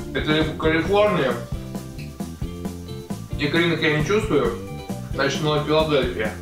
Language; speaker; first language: Russian; native; Russian